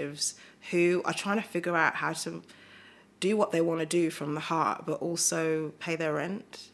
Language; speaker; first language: English; native; English